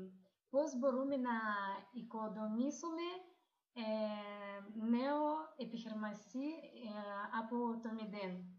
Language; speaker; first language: Greek; non-native, learner; Russian